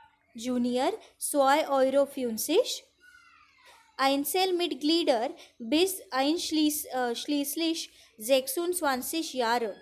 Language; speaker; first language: German; non-native, fluent; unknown